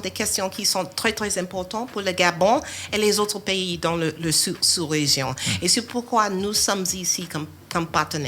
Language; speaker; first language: French; non-native, fluent; English